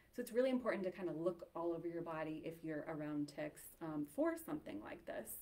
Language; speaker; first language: English; native; English